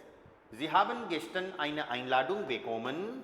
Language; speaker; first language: German; non-native, fluent; Hindi